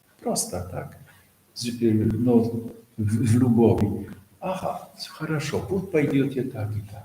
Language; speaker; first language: Russian; non-native, fluent; Polish